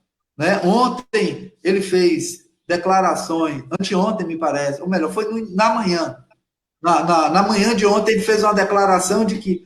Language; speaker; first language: Portuguese; native; Portuguese